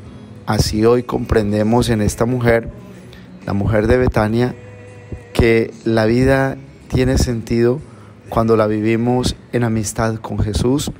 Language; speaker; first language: Spanish; native; Spanish